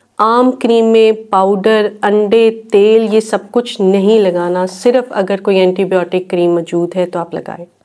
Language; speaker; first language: Urdu; native; Urdu